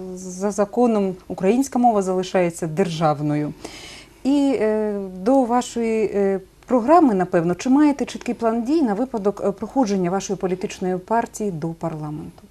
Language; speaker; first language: Ukrainian; native; Ukrainian